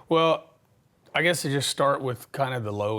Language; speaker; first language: English; native; English